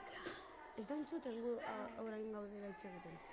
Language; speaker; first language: Basque; non-native, local second language; Spanish